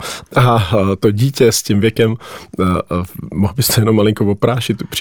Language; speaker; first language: Czech; native; Czech